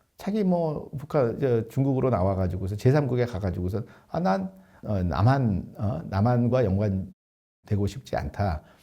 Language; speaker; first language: Korean; native; Korean